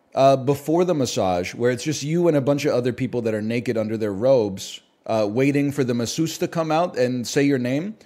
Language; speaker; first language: English; native; English